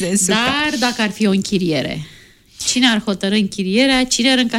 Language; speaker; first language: Romanian; native; Romanian